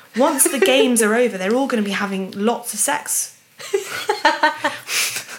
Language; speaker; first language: English; native; English